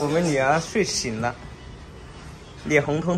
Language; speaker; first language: Chinese; native; Chinese